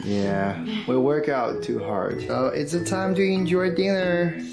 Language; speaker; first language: English; non-native, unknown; Chinese